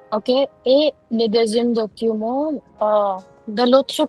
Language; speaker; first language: French; non-native, fluent; Hindi